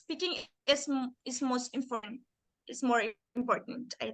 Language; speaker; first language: English; non-native, learner; Indonesian